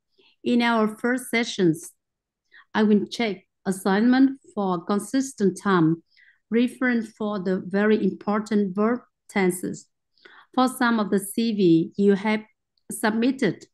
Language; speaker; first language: English; non-native, learner; Vietnamese